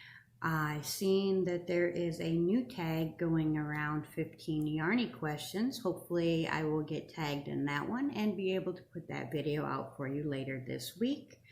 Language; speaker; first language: English; native; English